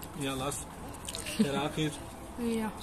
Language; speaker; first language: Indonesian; non-native, learner; Turkish